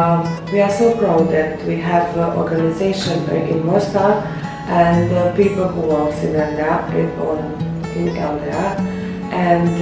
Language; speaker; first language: English; non-native, learner; Bosnian